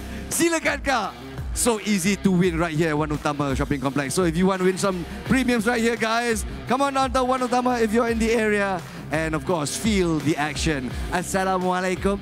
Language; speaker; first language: English; non-native, local second language; Malay